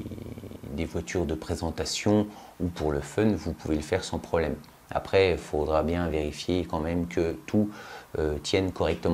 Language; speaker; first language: French; native; French